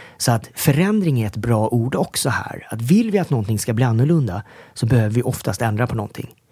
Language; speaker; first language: Swedish; early bilingual, other home language; Korean